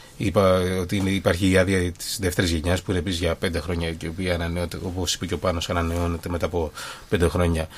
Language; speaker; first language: Greek; early bilingual, other home language; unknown